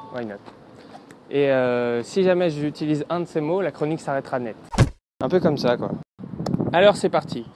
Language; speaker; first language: French; native; French